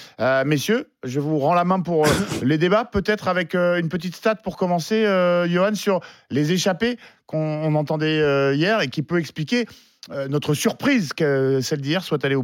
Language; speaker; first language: French; native; French